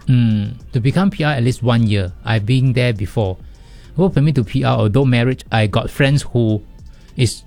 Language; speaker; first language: English; non-native, local second language; Chinese